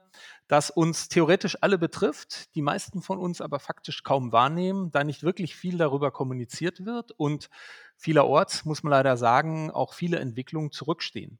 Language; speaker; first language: German; native; German